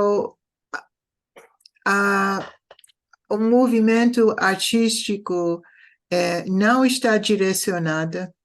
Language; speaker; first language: Portuguese; non-native, fluent; English